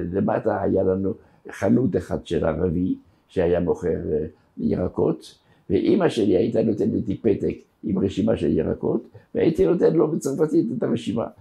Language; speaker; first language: Hebrew; non-native, fluent; French